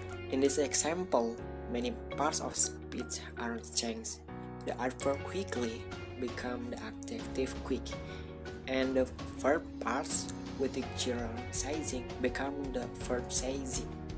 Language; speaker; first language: English; non-native, learner; Indonesian